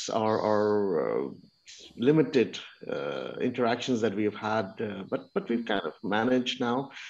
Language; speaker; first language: English; non-native, local second language; Urdu